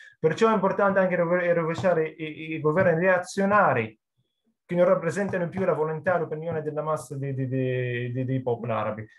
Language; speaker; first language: Italian; non-native, fluent; Arabic